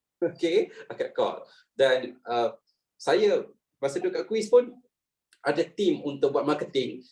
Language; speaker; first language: Malay; native; Malay